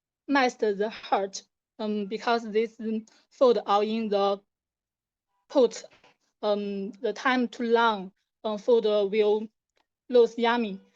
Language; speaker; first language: English; non-native, learner; Chinese